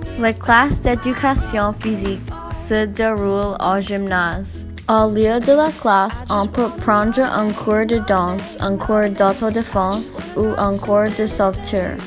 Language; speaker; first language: French; non-native, learner; English